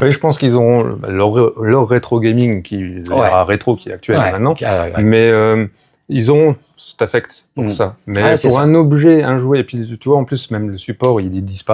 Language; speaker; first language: French; native; French